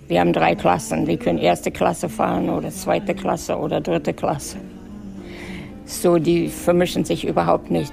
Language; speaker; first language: German; native; German